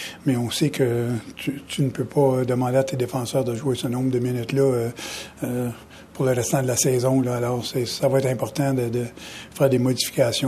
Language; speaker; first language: French; native; French